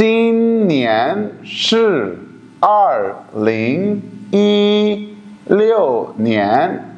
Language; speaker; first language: Chinese; non-native, fluent; Urdu